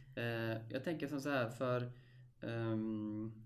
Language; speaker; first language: Swedish; native; Swedish